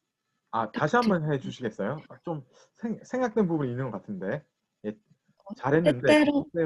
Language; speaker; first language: Korean; native; Korean